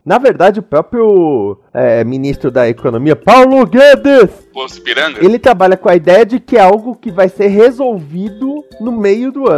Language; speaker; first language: Portuguese; native; Portuguese